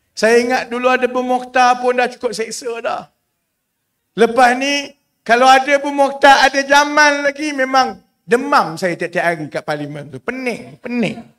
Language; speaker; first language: Malay; native; Malay